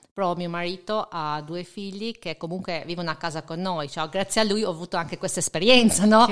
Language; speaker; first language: Italian; non-native, fluent; Albanian